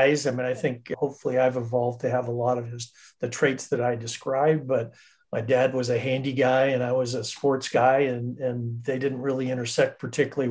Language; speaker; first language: English; native; English